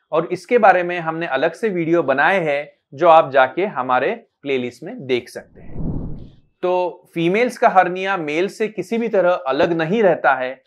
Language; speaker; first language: Hindi; non-native, local second language; Marathi